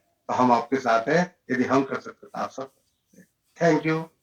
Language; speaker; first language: Hindi; native; Hindi